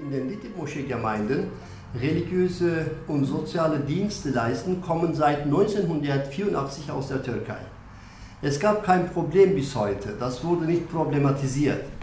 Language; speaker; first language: German; non-native, fluent; Turkish